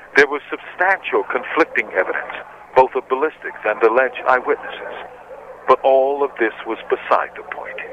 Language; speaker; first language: English; native; English